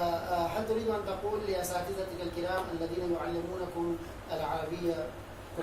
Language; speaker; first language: Arabic; non-native, fluent; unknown